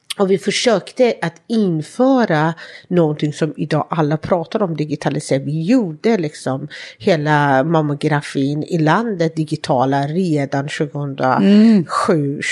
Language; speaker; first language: Swedish; non-native, fluent; Persian